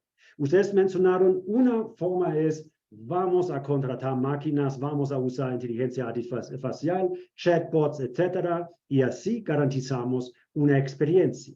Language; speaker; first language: Spanish; non-native, fluent; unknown